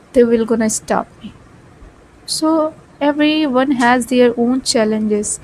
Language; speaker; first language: English; non-native, learner; Bhojpuri